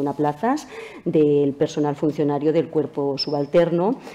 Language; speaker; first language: Spanish; non-native, local second language; Catalan